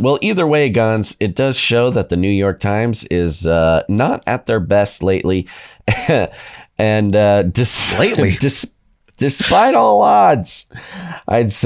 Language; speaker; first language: English; native; English